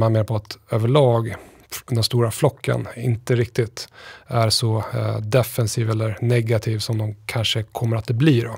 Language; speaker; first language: Swedish; native; Swedish